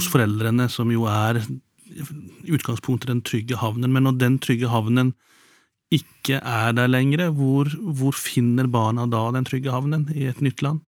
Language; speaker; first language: Norwegian; native; Norwegian